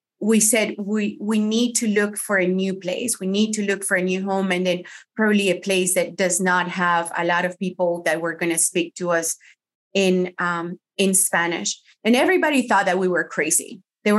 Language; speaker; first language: English; non-native, fluent; Spanish